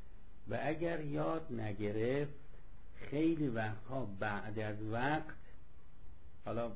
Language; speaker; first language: Persian; native; Persian